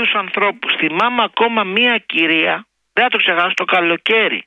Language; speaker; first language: Greek; native; Greek